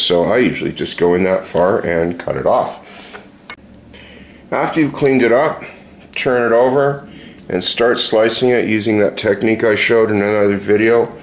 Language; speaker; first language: English; native; English